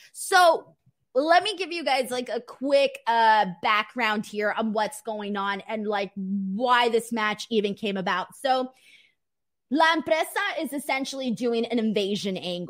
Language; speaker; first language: English; early bilingual, other home language; Spanish